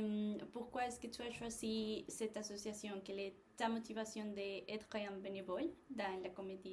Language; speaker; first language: French; non-native, learner; Spanish